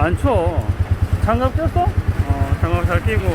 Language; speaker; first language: Korean; native; Korean